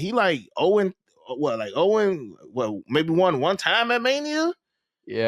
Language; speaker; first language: English; native; English